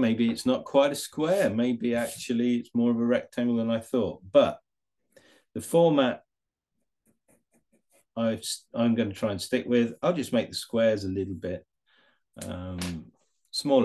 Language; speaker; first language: English; native; English